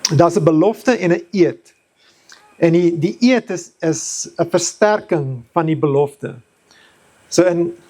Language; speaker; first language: Afrikaans; non-native, local second language; English